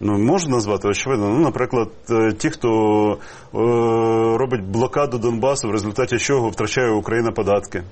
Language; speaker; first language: Ukrainian; native; Ukrainian